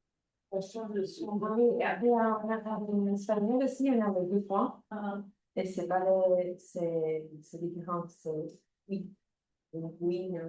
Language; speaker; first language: French; non-native, fluent; Spanish